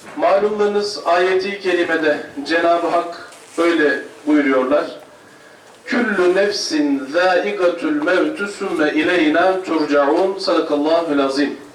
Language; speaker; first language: Turkish; native; Turkish